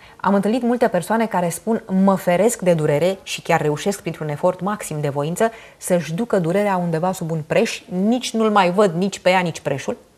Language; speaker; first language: Romanian; native; Romanian